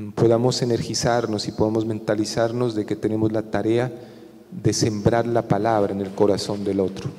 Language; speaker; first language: Spanish; non-native, local second language; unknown